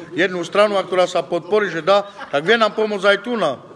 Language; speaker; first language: Slovak; non-native, local second language; Romany